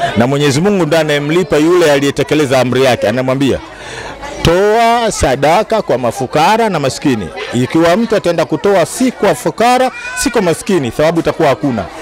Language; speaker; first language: Swahili; native; Swahili